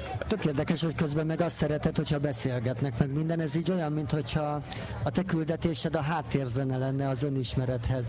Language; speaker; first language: Hungarian; native; Hungarian